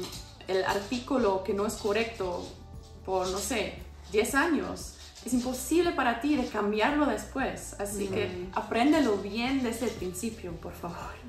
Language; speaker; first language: Spanish; non-native, fluent; German